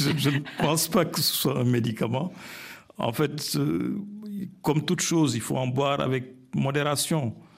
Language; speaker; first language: French; non-native, local second language; Wolof